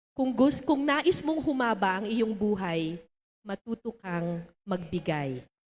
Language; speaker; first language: Filipino; native; Filipino